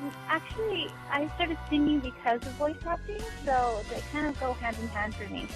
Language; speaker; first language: English; native; English